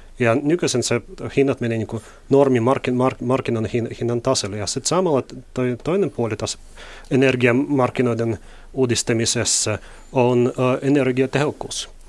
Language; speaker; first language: Finnish; non-native, fluent; Russian